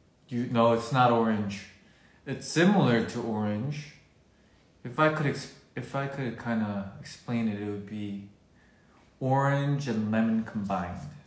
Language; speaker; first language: English; early bilingual, other home language; Korean